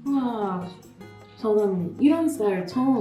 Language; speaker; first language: Korean; non-native, learner; English